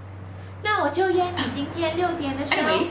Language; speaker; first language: Chinese; native; Chinese